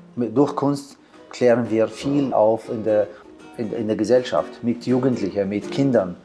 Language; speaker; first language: German; non-native, learner; Arabic